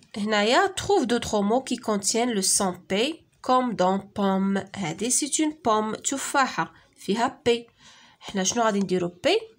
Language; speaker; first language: French; non-native, local second language; Arabic